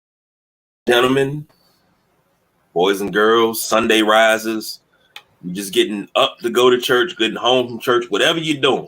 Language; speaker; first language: English; native; English